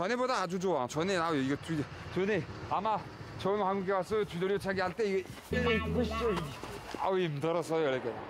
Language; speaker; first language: Korean; non-native, learner; French